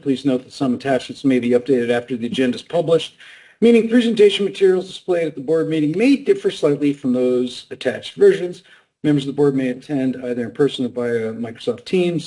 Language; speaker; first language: English; native; English